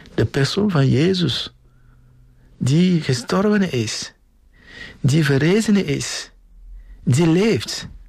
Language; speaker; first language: Dutch; non-native, fluent; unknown